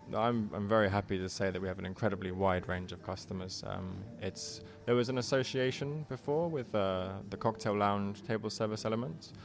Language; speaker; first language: English; native; English